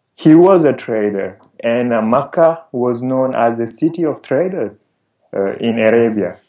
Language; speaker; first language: English; non-native, fluent; Wolof